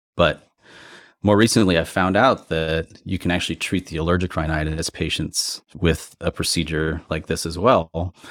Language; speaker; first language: English; native; English